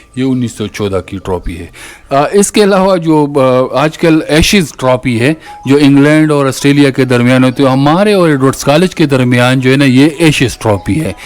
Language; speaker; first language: Urdu; non-native, local second language; Pashto